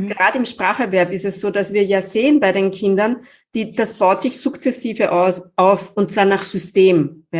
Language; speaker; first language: German; native; German